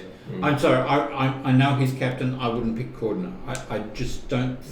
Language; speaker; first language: English; native; English